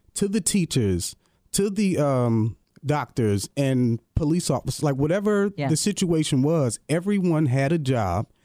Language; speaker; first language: English; native; English